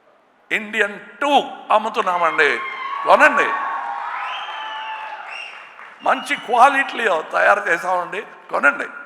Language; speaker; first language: Telugu; non-native, local second language; Tamil